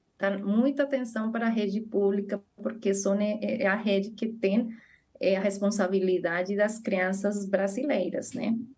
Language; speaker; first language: Portuguese; non-native, fluent; Spanish